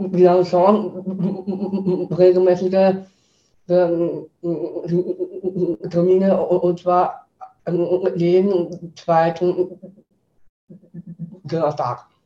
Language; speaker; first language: German; native; German